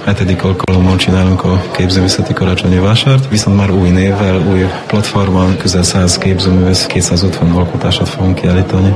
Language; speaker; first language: Hungarian; non-native, fluent; Polish